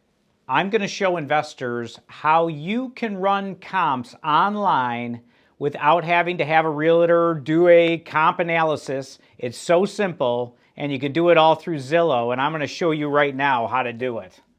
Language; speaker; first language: English; native; English